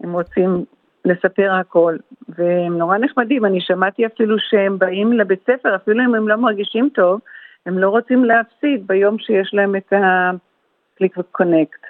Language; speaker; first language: Hebrew; early bilingual, heritage; Hebrew